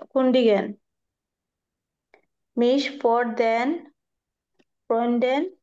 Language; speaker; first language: German; non-native, learner; Bangla